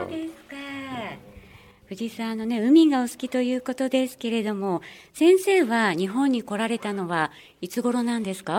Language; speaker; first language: Japanese; native; Japanese